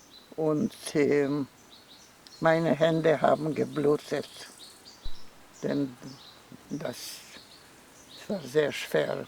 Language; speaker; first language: German; non-native, fluent; Polish